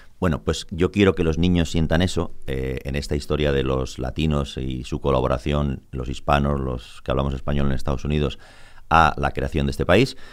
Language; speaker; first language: Spanish; native; Spanish